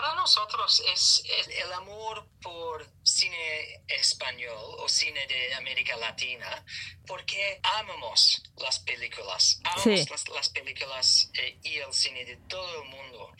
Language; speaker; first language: Spanish; non-native, learner; English